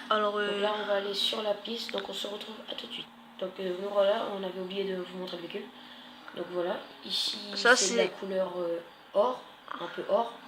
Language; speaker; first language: French; native; French